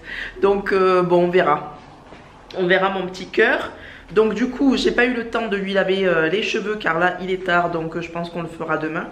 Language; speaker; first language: French; native; French